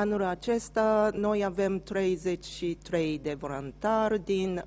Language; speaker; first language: Romanian; non-native, learner; Japanese